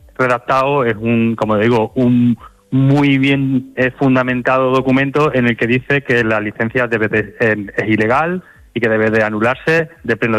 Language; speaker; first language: Spanish; native; Spanish